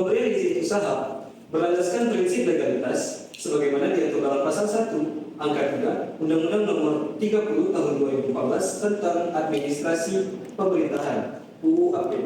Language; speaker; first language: Indonesian; native; Indonesian